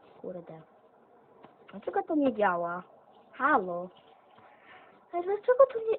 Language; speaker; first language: Polish; native; Polish